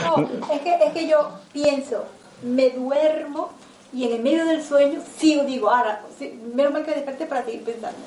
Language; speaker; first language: Spanish; non-native, fluent; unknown